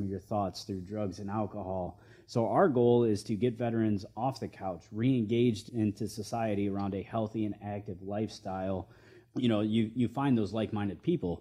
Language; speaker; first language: English; native; English